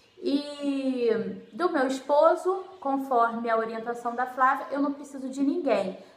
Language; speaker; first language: Portuguese; native; Portuguese